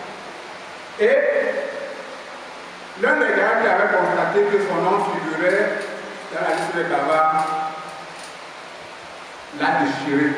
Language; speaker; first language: French; non-native, local second language; Basaa